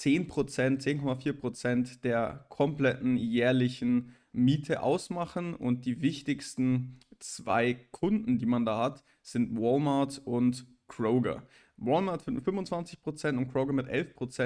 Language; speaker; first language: German; native; German